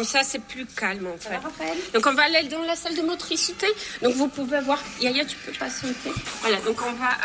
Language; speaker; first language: French; native; French